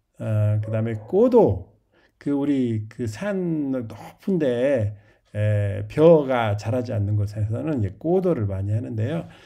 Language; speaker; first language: Korean; native; Korean